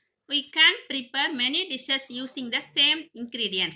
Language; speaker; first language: English; non-native, local second language; Tamil